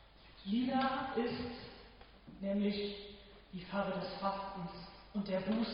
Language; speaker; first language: German; native; German